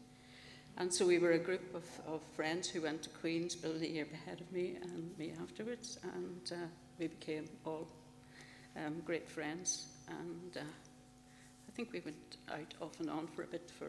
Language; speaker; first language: English; native; English